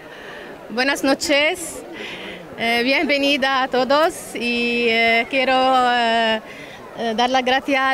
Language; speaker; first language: Spanish; non-native, fluent; Arabic